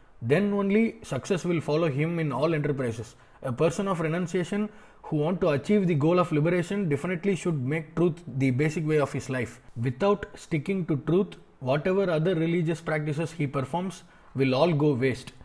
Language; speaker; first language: English; non-native, local second language; Tamil